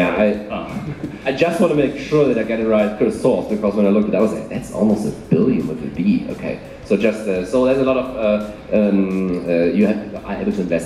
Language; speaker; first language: English; non-native, fluent; German